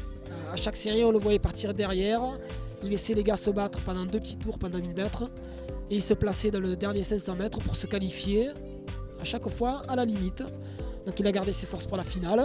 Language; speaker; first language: French; native; French